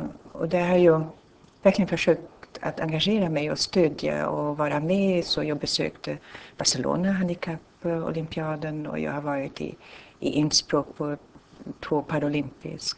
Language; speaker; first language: Swedish; non-native, fluent; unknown